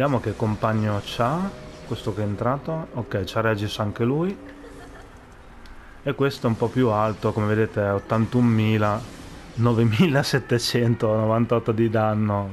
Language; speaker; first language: Italian; native; Italian